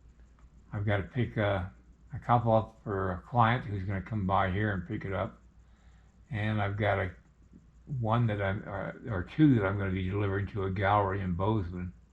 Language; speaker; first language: English; native; English